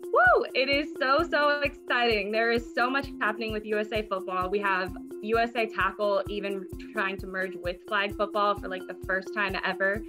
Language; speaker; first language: English; native; English